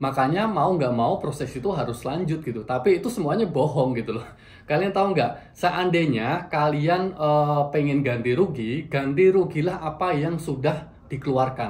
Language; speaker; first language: Indonesian; native; Indonesian